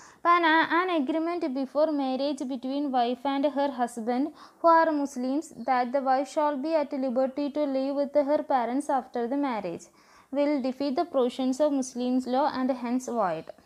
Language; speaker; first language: English; non-native, local second language; Malayalam